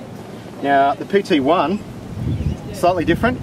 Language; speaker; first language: English; native; English